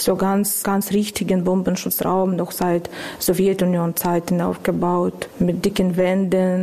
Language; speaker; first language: German; non-native, fluent; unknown